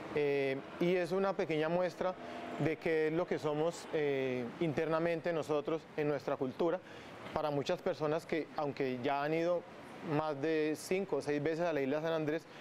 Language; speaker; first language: Spanish; non-native, local second language; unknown